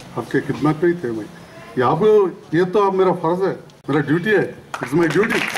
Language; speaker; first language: Hindi; non-native, local second language; Telugu